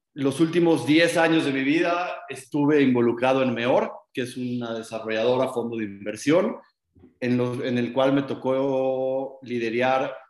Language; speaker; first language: Spanish; native; Spanish